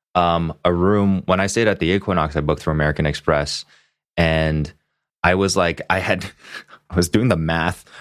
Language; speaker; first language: English; non-native, local second language; Cantonese